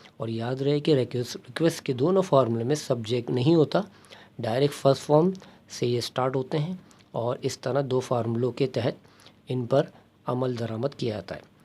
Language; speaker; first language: Urdu; native; Urdu